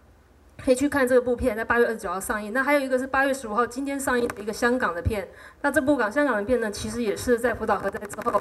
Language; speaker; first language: Chinese; native; Chinese